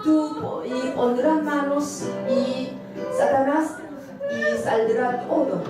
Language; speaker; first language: Spanish; non-native, learner; Korean